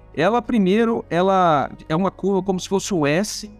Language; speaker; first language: Portuguese; non-native, fluent; German